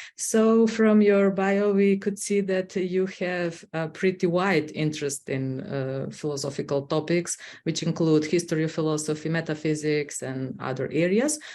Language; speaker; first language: English; non-native, fluent; Macedonian